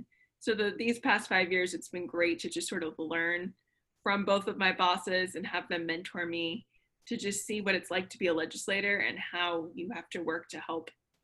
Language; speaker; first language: English; native; English